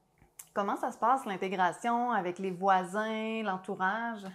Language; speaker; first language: French; native; French